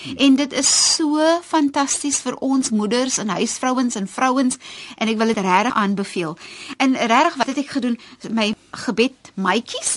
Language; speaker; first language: Afrikaans; native; Afrikaans